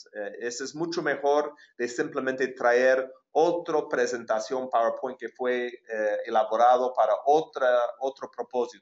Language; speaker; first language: Spanish; non-native, fluent; English